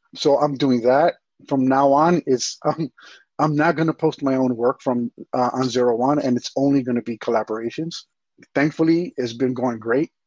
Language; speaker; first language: English; early bilingual, other home language; Spanish